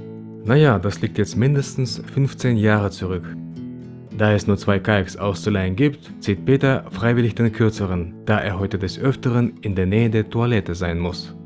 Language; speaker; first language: German; native; German